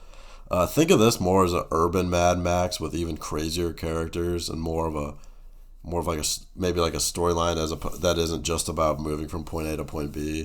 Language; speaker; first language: English; native; English